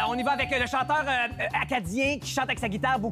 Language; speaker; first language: French; native; French